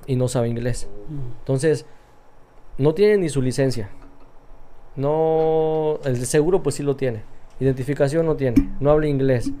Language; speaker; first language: Spanish; early bilingual, heritage; Spanish